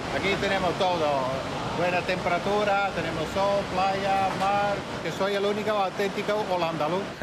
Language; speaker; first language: Spanish; non-native, fluent; Dutch